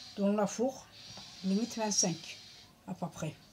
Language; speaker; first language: French; non-native, learner; Turkish